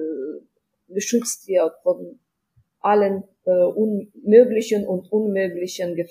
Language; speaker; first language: German; non-native, fluent; Ukrainian